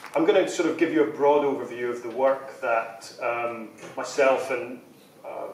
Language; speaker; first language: English; native; English